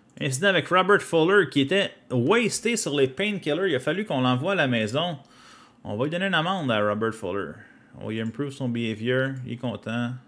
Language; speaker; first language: French; native; French